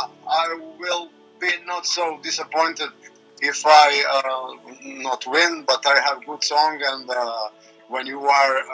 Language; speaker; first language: English; non-native, learner; Croatian